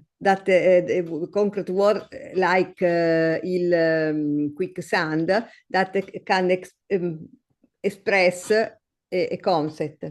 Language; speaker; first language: English; non-native, learner; Italian